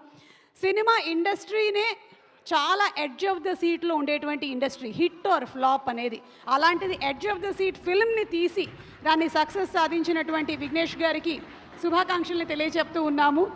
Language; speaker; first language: Telugu; native; Telugu